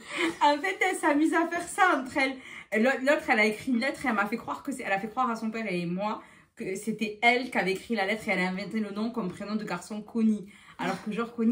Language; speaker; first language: French; native; French